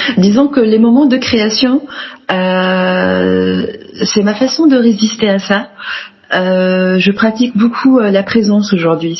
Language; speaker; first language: French; non-native, local second language; Arabic